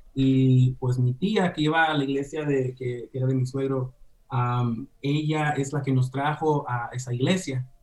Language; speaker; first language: Spanish; early bilingual, heritage; Spanish